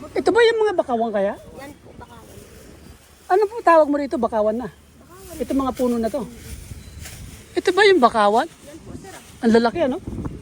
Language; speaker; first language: Filipino; native; Filipino